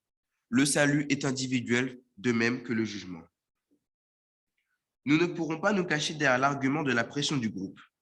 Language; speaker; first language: French; native; French